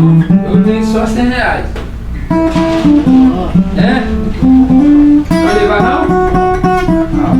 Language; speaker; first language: Portuguese; non-native, learner; Haitian Creole